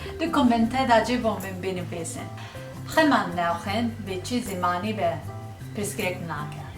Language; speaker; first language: Kurdish; non-native, learner; Japanese